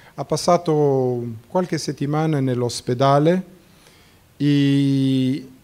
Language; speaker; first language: Italian; non-native, fluent; Portuguese